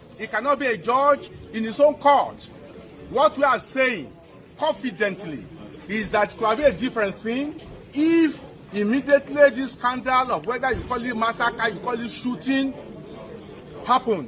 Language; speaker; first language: English; non-native, local second language; Yoruba